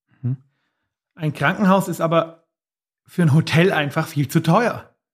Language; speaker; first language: German; native; German